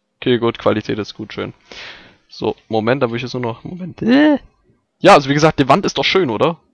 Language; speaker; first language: German; native; German